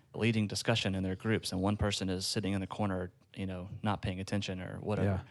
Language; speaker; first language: English; native; English